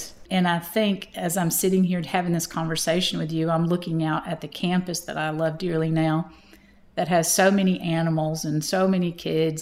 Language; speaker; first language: English; native; English